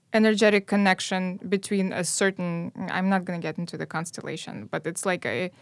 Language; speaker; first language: English; non-native, fluent; Romanian